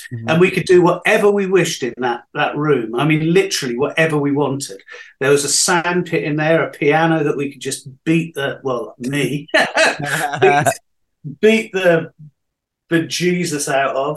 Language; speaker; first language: English; native; English